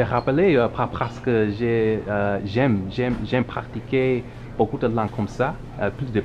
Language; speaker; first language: French; non-native, learner; English